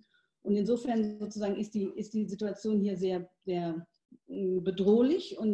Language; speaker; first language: German; native; German